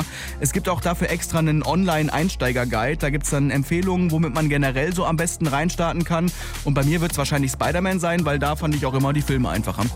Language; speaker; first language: German; native; German